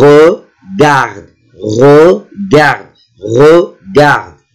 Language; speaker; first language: French; non-native, fluent; Arabic